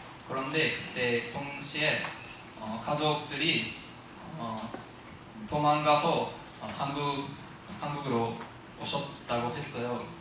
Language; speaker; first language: Korean; non-native, fluent; English